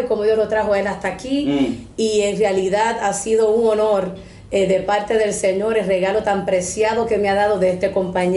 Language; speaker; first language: Spanish; native; Spanish